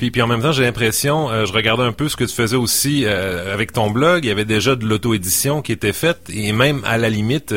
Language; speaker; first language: French; native; French